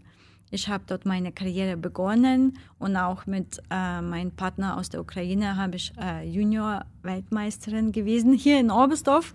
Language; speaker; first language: German; non-native, fluent; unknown